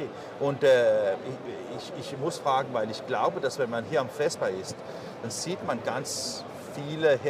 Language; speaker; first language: German; non-native, learner; Danish